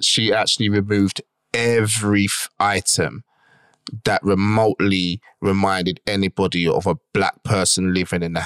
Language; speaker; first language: English; native; English